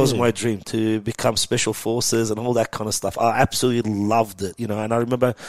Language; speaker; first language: English; early bilingual, other home language; Persian